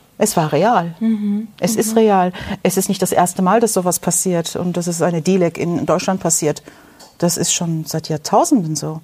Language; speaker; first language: German; non-native, fluent; Turkish